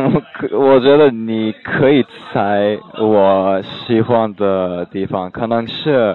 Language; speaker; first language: Chinese; non-native, learner; English